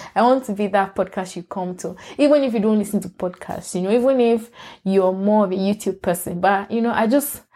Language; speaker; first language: English; non-native, local second language; Yoruba